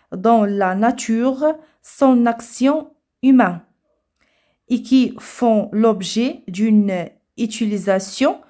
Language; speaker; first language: French; non-native, local second language; Arabic